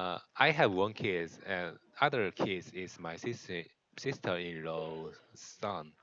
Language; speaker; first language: English; non-native, learner; Korean